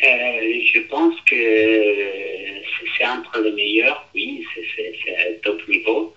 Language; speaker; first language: French; non-native, fluent; Italian